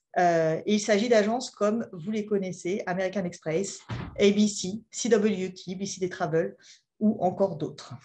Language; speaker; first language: French; native; French